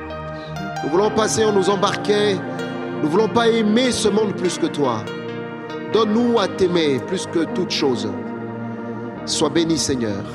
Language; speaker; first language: French; native; French